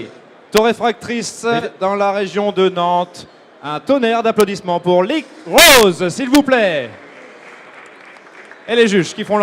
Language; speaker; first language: French; native; French